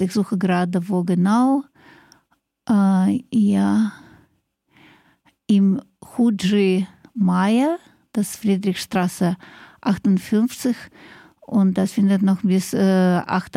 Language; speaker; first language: German; non-native, fluent; Russian